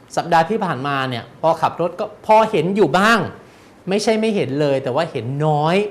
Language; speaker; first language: Thai; native; Thai